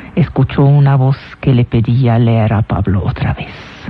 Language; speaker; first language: Spanish; non-native, fluent; Arabic